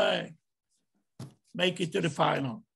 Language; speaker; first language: English; non-native, learner; Czech